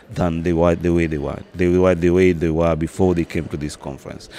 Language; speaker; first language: English; non-native, local second language; Luo (Kenya and Tanzania)